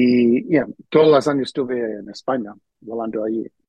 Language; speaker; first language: Spanish; early bilingual, heritage; Spanish